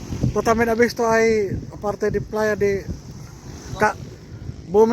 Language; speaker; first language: Spanish; non-native, learner; Filipino